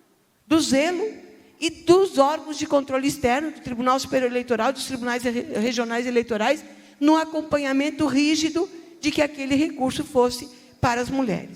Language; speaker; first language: Portuguese; native; Portuguese